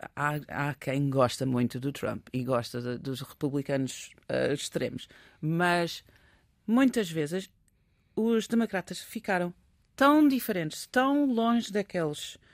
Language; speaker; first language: Portuguese; non-native, fluent; English